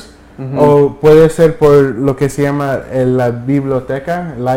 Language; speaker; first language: Spanish; early bilingual, heritage; English